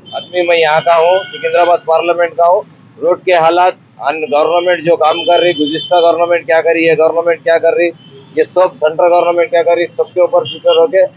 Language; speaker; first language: Hindi; non-native, local second language; Urdu